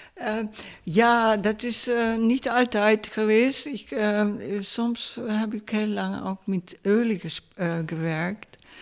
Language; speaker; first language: Dutch; non-native, fluent; Spanish